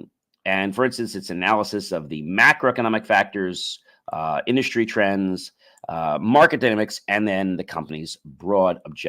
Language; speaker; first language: English; native; English